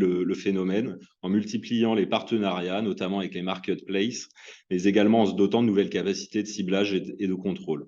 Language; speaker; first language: French; native; French